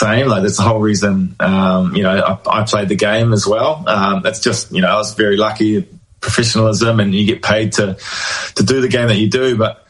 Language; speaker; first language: English; native; English